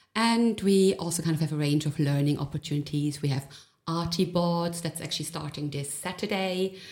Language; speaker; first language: English; non-native, fluent; German